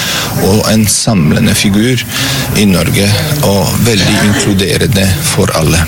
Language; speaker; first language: Norwegian; non-native, fluent; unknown